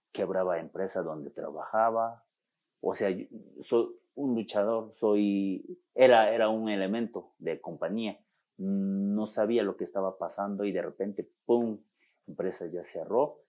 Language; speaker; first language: Spanish; non-native, fluent; Japanese